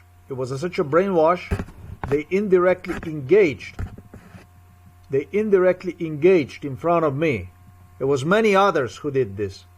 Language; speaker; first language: English; non-native, fluent; Slovenian